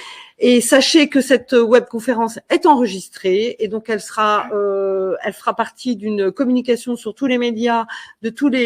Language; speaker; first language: French; native; French